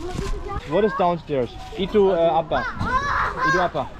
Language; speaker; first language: Indonesian; non-native, learner; German